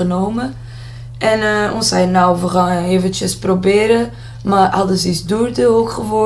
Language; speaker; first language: Dutch; non-native, learner; Portuguese